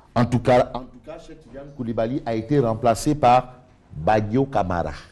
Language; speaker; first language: French; non-native, local second language; Wolof